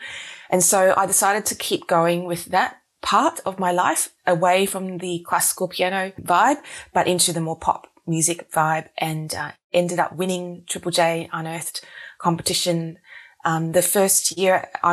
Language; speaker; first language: English; native; English